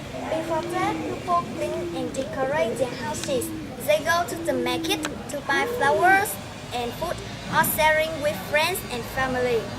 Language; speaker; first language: English; non-native, learner; Vietnamese